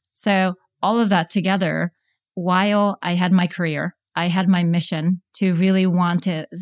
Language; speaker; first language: English; non-native, fluent; Japanese